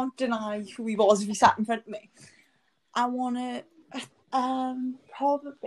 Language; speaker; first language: English; native; English